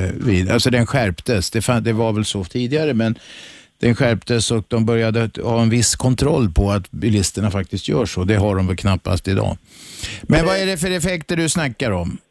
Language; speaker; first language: Swedish; native; Swedish